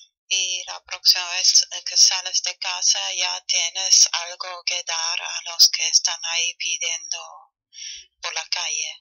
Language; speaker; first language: Spanish; non-native, fluent; German